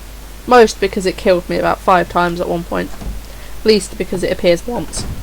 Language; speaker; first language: English; native; English